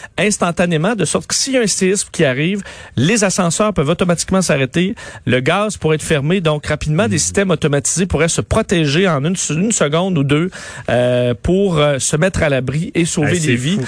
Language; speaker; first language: French; native; French